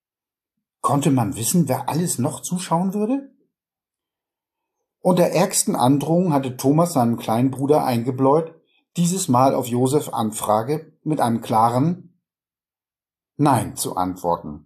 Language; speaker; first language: German; native; German